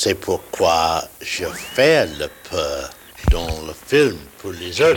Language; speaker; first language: French; non-native, learner; English